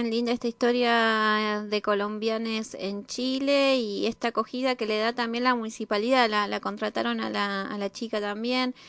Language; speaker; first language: Spanish; native; Spanish